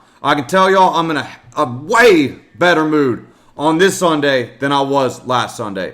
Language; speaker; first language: English; native; English